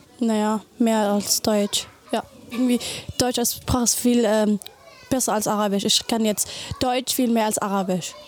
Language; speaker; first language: German; early bilingual, other home language; Arabic